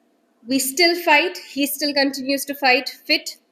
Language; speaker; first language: English; non-native, local second language; Gujarati